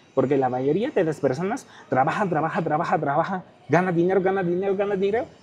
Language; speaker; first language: Spanish; non-native, fluent; Chinese